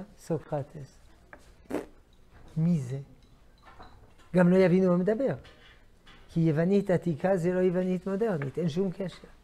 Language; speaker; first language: Hebrew; non-native, fluent; French